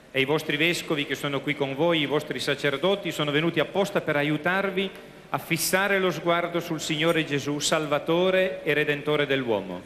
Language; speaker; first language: Italian; native; Italian